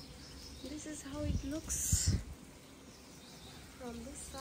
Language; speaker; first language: English; non-native, fluent; Nepali